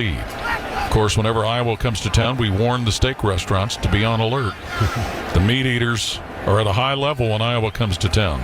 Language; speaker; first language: English; native; English